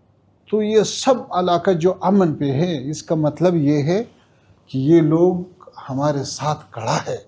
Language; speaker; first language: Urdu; non-native, fluent; Pashto